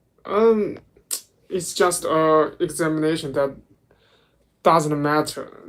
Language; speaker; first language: English; non-native, learner; Chinese